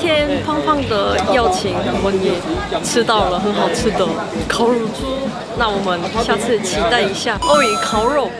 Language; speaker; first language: Chinese; non-native, fluent; Korean